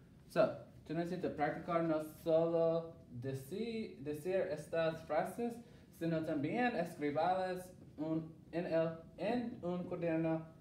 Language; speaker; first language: Spanish; non-native, learner; English